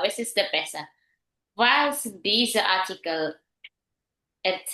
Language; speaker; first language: German; non-native, learner; Indonesian